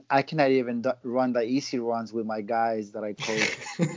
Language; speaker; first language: English; non-native, fluent; Spanish